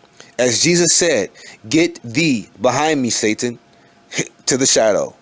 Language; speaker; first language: English; native; English